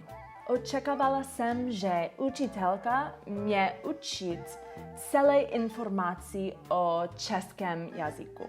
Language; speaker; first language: Czech; non-native, learner; English